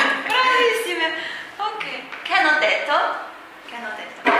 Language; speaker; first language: Italian; non-native, fluent; Chinese